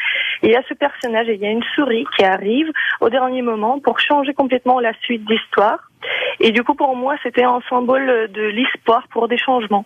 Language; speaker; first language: French; non-native, fluent; Ukrainian